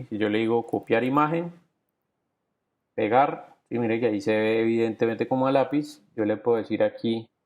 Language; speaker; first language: Spanish; native; Spanish